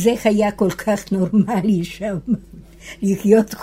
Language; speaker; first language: Hebrew; non-native, fluent; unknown